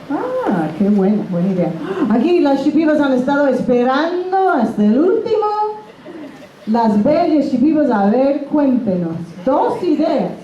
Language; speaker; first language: Spanish; non-native, fluent; English